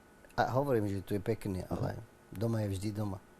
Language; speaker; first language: Slovak; non-native, learner; Arabic